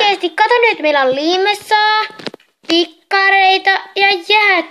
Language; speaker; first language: Finnish; native; Finnish